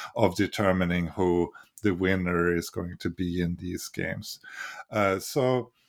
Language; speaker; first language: English; non-native, fluent; Swedish